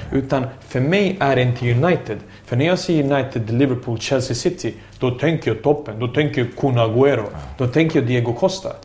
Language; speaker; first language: Swedish; early bilingual, other home language; Serbian